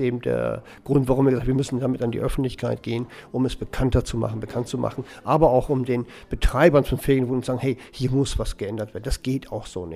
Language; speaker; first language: German; native; German